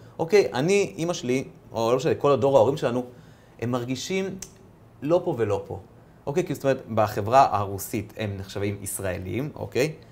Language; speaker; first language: Hebrew; early bilingual, other home language; Russian